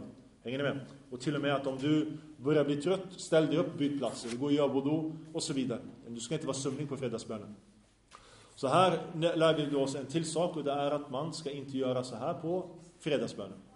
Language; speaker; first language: Swedish; early bilingual, other home language; Arabic